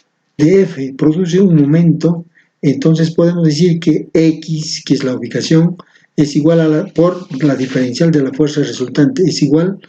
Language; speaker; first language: Spanish; native; Spanish